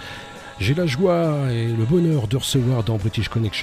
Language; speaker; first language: French; native; French